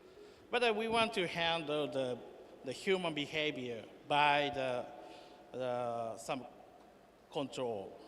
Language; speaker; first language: English; non-native, learner; Japanese